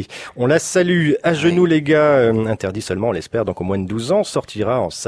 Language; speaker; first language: French; native; French